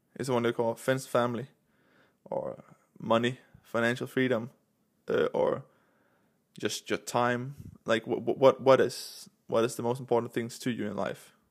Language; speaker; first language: English; non-native, fluent; Danish